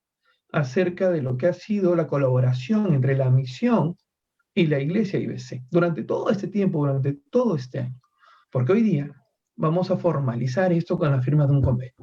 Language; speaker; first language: Spanish; native; Spanish